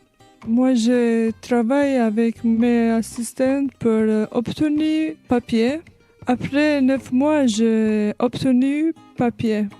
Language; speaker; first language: French; non-native, learner; Albanian